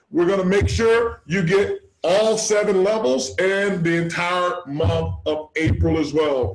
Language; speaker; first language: English; native; English